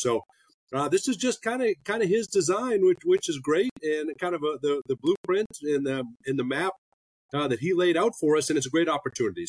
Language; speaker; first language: English; native; English